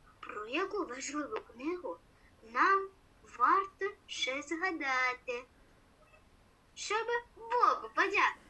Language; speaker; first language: Ukrainian; non-native, local second language; Russian